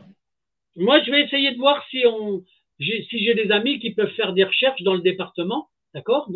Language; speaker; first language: French; native; French